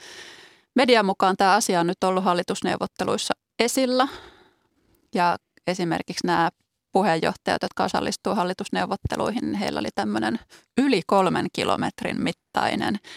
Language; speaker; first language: Finnish; native; Finnish